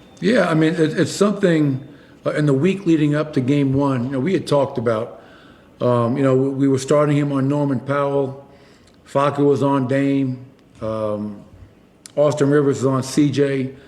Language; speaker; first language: English; native; English